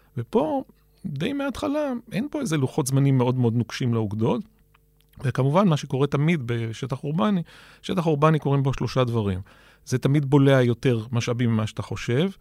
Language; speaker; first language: Hebrew; native; Hebrew